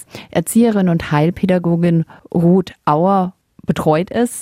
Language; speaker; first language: German; native; German